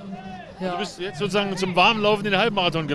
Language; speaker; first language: German; native; German